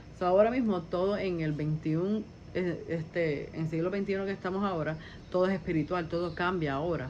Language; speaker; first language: Spanish; early bilingual, heritage; Spanish